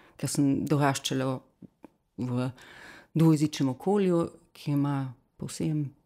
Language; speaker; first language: Slovenian; native; Slovenian